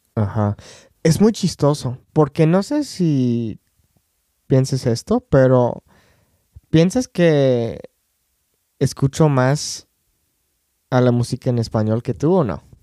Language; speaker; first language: Spanish; non-native, fluent; English